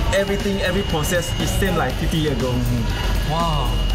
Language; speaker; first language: English; non-native, learner; Chinese